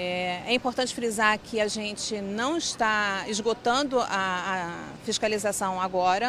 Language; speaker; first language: Portuguese; native; Portuguese